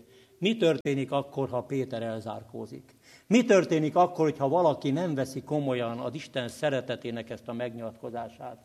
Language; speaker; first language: Hungarian; native; Hungarian